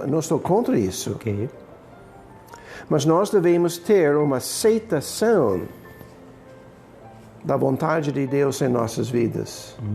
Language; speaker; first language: Portuguese; non-native, fluent; English